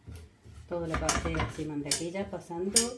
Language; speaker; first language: Spanish; non-native, learner; Malayalam